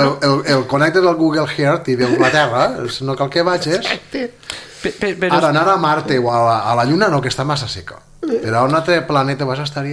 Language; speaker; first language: Catalan; native; Catalan